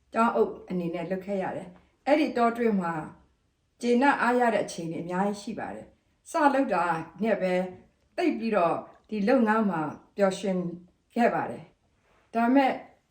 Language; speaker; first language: Burmese; non-native, local second language; S'gaw Karen